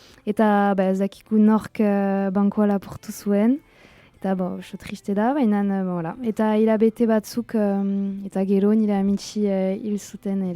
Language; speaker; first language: Basque; non-native, local second language; French